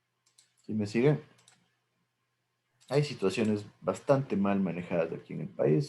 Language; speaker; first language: Spanish; native; Spanish